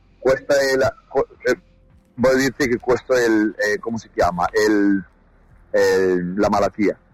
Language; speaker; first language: Italian; non-native, learner; Spanish